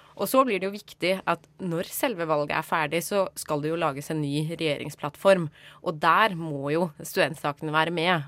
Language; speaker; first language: Norwegian; native; Norwegian